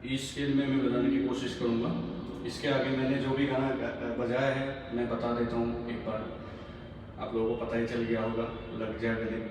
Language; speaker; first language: Hindi; non-native, local second language; Assamese